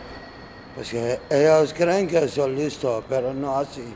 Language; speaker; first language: Spanish; non-native, learner; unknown